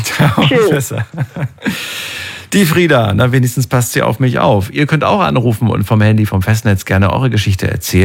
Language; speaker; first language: German; native; German